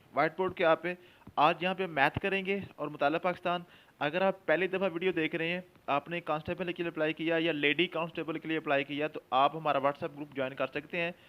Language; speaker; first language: Urdu; non-native, local second language; Punjabi